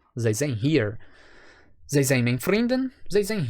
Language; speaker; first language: Dutch; non-native, fluent; Portuguese